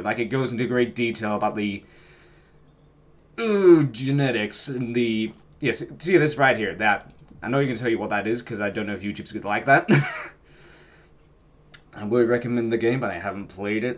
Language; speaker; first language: English; native; English